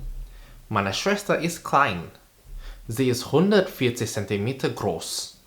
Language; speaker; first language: German; non-native, fluent; Indonesian